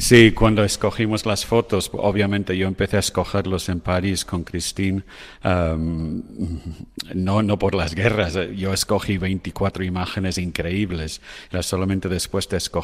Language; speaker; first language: Spanish; non-native, fluent; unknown